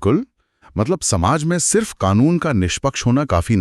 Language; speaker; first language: Hindi; native; Hindi